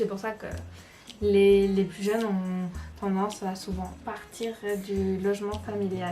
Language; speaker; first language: French; native; French